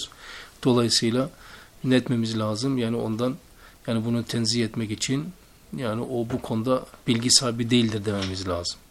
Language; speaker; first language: Turkish; native; Turkish